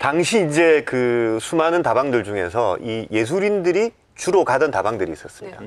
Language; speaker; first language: Korean; native; Korean